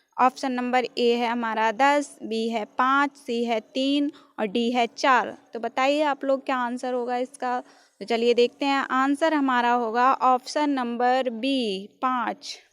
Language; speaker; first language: Hindi; native; Hindi